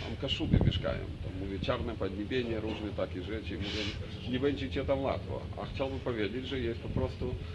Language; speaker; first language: Polish; non-native, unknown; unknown